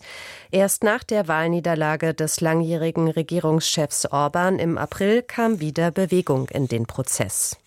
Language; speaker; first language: German; native; German